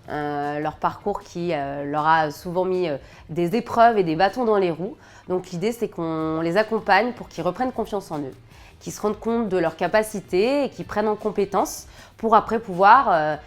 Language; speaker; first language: French; native; French